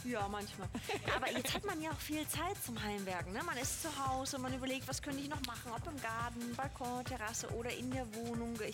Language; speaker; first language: German; native; German